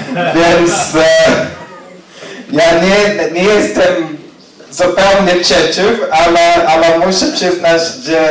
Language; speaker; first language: Polish; non-native, fluent; English